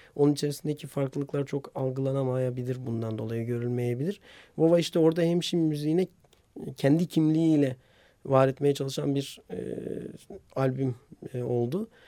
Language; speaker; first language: Turkish; non-native, local second language; Armenian